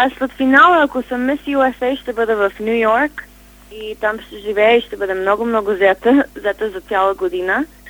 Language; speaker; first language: Bulgarian; early bilingual, heritage; Bulgarian